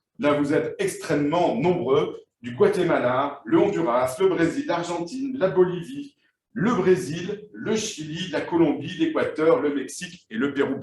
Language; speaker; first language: French; native; French